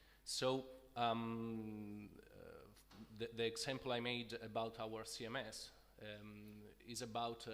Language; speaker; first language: English; non-native, fluent; Italian